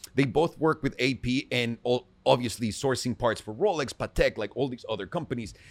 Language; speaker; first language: English; non-native, fluent; Spanish